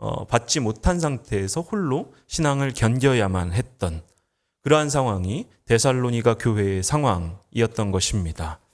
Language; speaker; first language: Korean; native; Korean